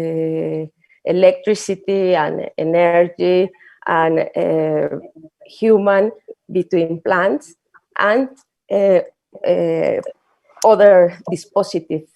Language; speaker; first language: English; non-native, learner; Spanish